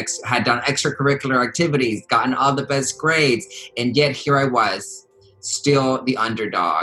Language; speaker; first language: English; native; English